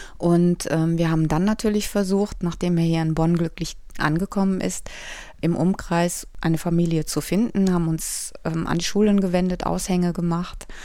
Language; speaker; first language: German; native; German